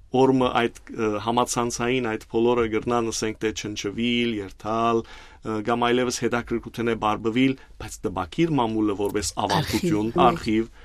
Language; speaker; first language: Armenian; early bilingual, heritage; Armenian